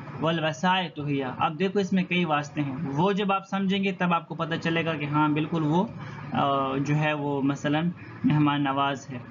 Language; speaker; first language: Urdu; non-native, local second language; Pashto